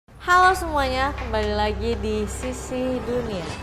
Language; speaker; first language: Indonesian; native; Indonesian